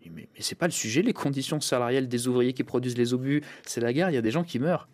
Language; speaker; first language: French; early bilingual, other home language; Russian